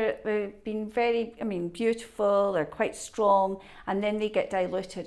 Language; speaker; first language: English; native; English